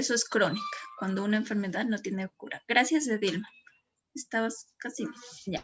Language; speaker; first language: Spanish; native; Spanish